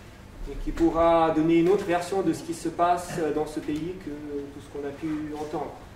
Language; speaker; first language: French; native; French